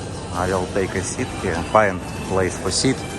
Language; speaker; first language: English; non-native, learner; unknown